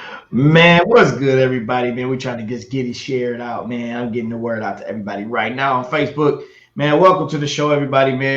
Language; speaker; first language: English; native; English